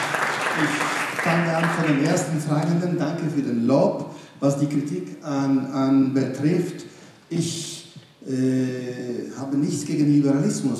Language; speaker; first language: German; non-native, fluent; Polish